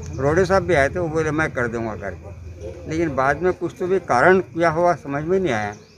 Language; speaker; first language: Hindi; non-native, local second language; Marathi